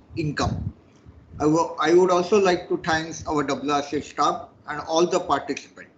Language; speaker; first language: English; non-native, local second language; Marathi